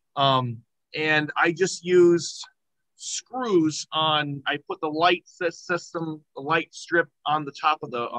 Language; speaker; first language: English; native; English